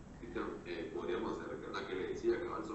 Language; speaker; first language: Spanish; native; Spanish